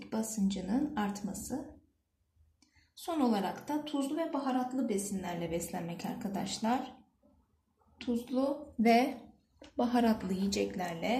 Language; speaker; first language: Turkish; native; Turkish